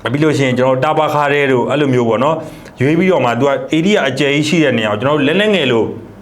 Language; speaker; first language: Burmese; native; Burmese